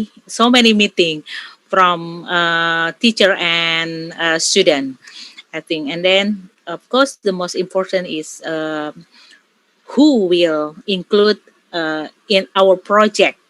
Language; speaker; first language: English; non-native, learner; Indonesian